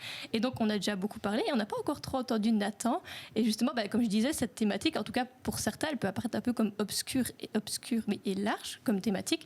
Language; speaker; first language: French; native; French